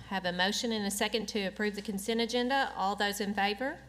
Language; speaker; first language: English; native; English